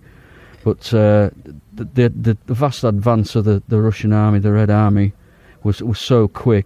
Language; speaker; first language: English; native; English